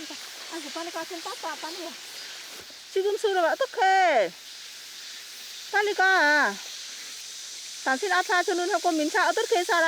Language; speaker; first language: Korean; non-native, learner; Vietnamese